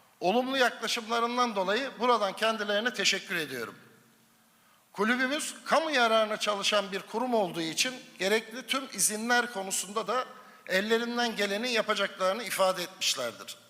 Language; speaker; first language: Turkish; native; Turkish